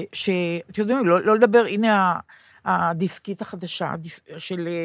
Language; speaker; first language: Hebrew; native; Hebrew